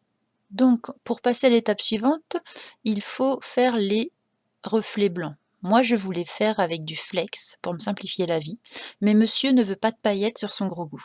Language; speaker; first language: French; native; French